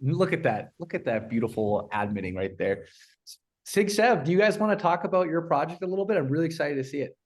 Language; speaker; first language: English; native; English